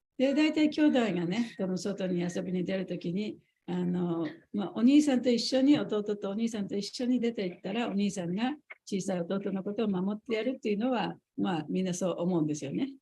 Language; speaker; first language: Japanese; native; Japanese